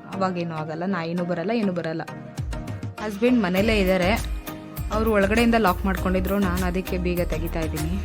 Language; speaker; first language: Kannada; non-native, local second language; Telugu